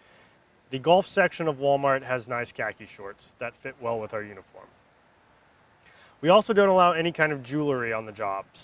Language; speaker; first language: English; native; English